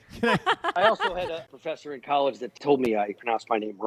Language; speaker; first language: English; native; English